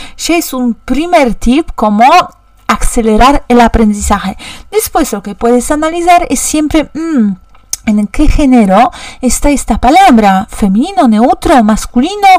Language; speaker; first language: Spanish; non-native, fluent; Polish